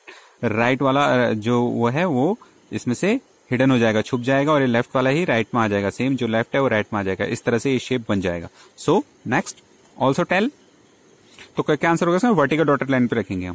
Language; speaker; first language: Hindi; native; Hindi